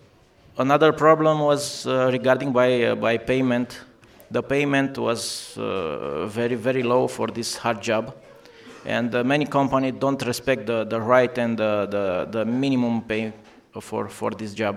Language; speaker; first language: English; non-native, learner; Romanian